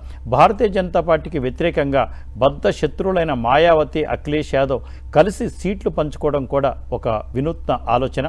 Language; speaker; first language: Telugu; native; Telugu